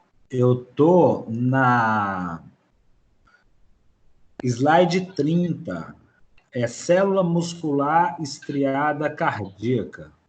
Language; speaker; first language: Portuguese; native; Portuguese